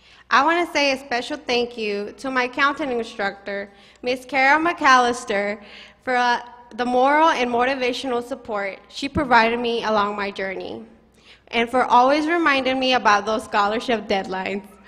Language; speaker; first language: English; early bilingual, other home language; Spanish